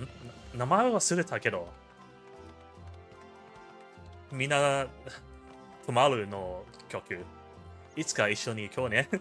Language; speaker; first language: Japanese; non-native, learner; English